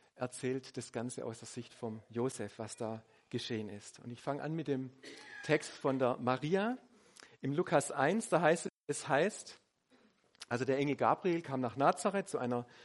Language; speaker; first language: German; native; German